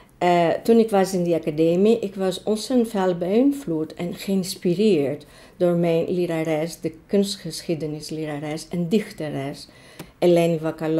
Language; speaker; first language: Dutch; non-native, fluent; Greek